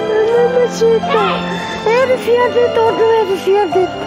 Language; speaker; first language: Korean; non-native, learner; Spanish